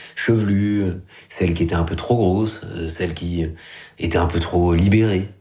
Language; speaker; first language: French; native; French